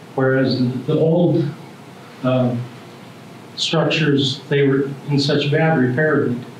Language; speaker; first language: English; native; English